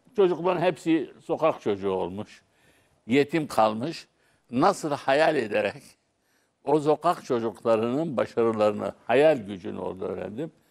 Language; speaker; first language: Turkish; non-native, local second language; Arabic